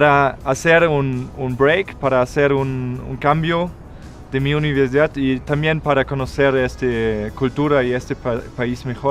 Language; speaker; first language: Spanish; non-native, fluent; German